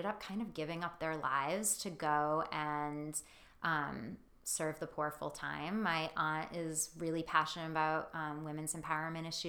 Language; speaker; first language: English; native; English